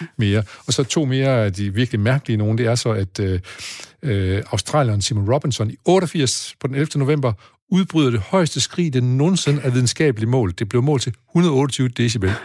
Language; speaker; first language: Danish; native; Danish